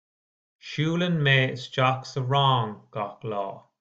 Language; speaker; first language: Irish; non-native, learner; English